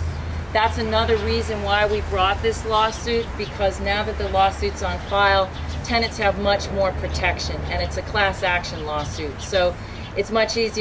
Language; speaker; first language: English; native; English